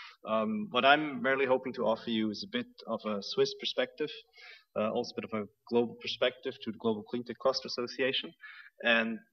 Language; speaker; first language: English; non-native, fluent; German